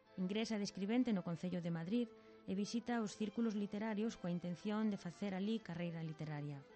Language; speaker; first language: Galician; native; Galician